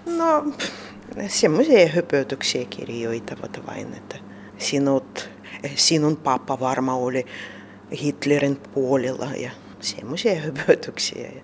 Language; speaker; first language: Finnish; non-native, learner; Russian